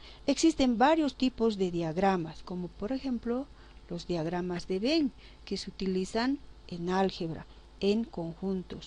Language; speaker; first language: Spanish; native; Spanish